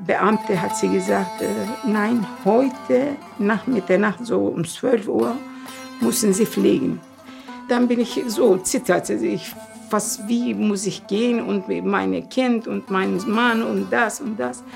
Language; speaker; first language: German; non-native, learner; Turkish